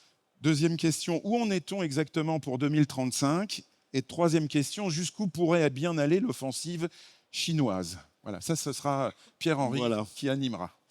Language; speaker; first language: French; native; French